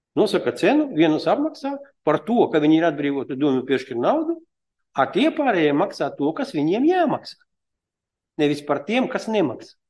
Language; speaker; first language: Latvian; non-native, local second language; Russian